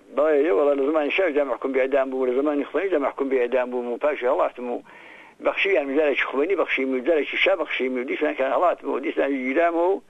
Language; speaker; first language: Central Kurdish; native; Central Kurdish